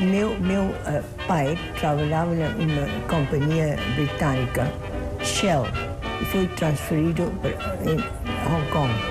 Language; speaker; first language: Portuguese; early bilingual, heritage; Portuguese